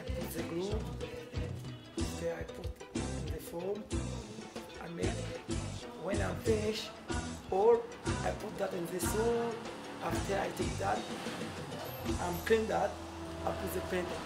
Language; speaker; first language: English; non-native, learner; Haitian Creole